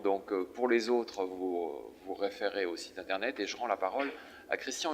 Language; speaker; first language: French; native; French